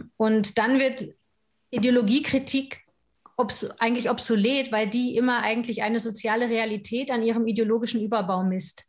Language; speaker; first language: German; native; German